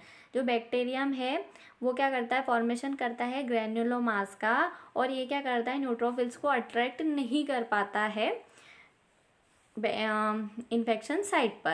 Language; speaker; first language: Hindi; native; Hindi